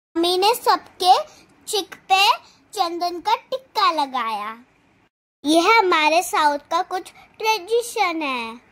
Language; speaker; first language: Hindi; non-native, local second language; Telugu